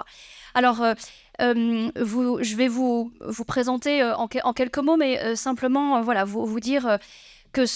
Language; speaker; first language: French; native; French